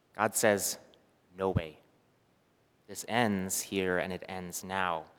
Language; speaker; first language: English; native; English